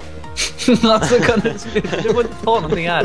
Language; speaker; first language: Swedish; native; Swedish